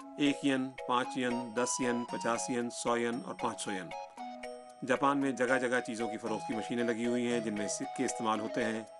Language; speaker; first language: Urdu; native; Urdu